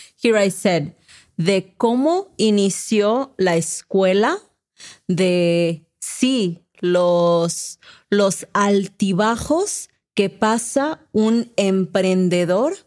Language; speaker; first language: Spanish; early bilingual, heritage; Spanish